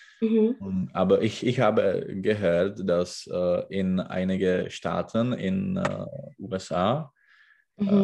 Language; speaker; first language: German; non-native, learner; Czech